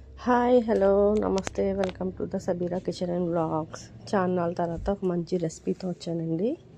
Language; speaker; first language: Telugu; non-native, local second language; Urdu